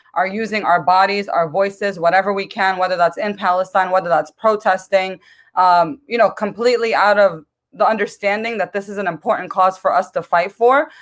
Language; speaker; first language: English; early bilingual, other home language; Arabic